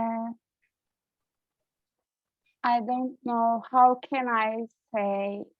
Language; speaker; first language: English; non-native, learner; Turkish